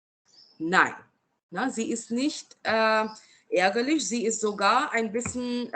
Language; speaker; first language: German; non-native, fluent; Marathi